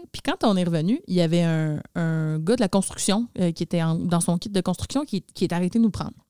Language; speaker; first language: French; native; French